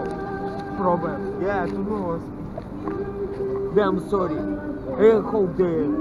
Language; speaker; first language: English; non-native, learner; Russian